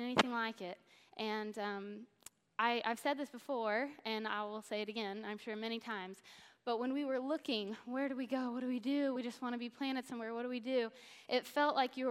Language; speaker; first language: English; native; English